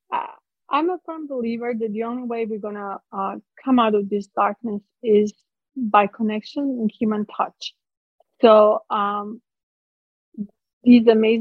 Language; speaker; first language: English; non-native, fluent; Croatian